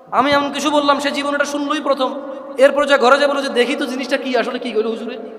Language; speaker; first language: Bangla; early bilingual, heritage; Bangla